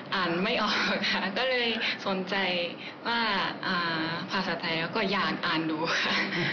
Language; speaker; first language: Thai; non-native, fluent; Japanese